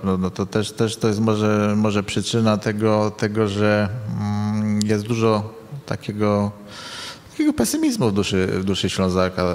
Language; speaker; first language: Polish; native; Polish